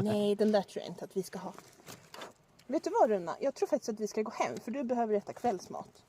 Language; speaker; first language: Swedish; native; Swedish